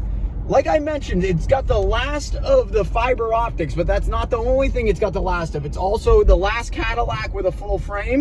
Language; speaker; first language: English; native; English